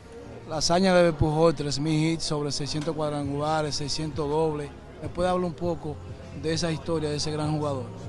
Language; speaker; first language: Spanish; native; Spanish